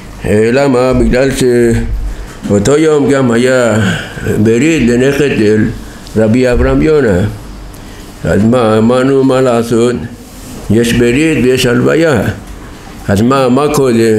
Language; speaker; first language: Hebrew; non-native, fluent; Persian